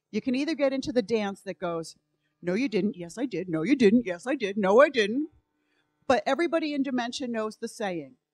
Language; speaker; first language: English; native; English